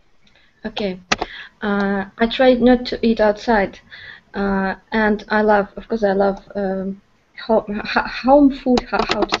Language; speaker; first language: English; non-native, learner; Russian